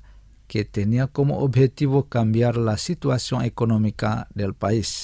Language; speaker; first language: Spanish; non-native, fluent; Indonesian